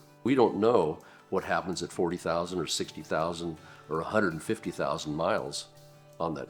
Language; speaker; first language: English; native; English